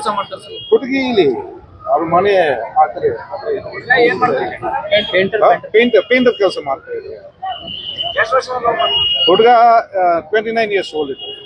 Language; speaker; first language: Kannada; non-native, fluent; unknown